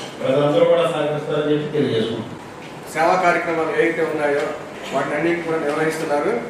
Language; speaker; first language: Telugu; native; Telugu